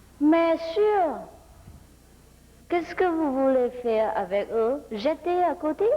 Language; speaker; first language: French; non-native, fluent; Vietnamese